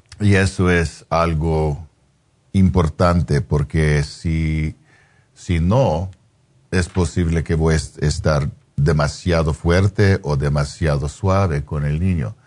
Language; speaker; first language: Spanish; non-native, fluent; English